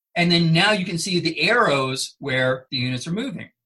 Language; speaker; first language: English; native; English